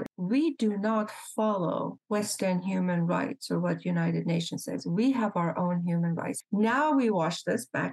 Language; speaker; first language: English; non-native, fluent; Persian